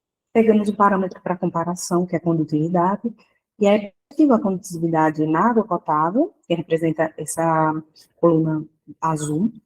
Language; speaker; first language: Portuguese; native; Portuguese